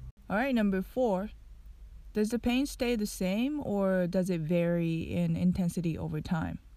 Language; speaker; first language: English; non-native, fluent; Japanese